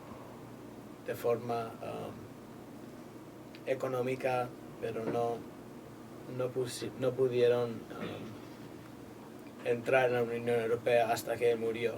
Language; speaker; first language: Spanish; native; Spanish